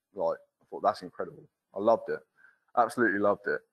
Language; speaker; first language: English; native; English